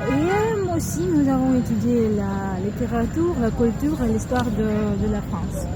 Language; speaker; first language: French; non-native, learner; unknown